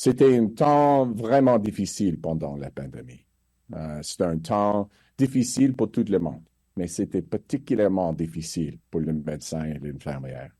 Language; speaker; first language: French; non-native, fluent; English